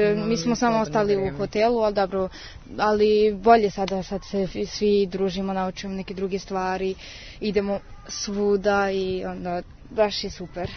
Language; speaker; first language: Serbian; early bilingual, heritage; Serbian